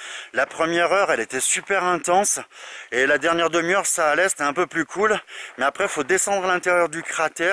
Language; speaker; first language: French; native; French